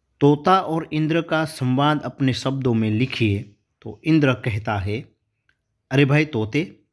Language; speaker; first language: Hindi; non-native, local second language; Gujarati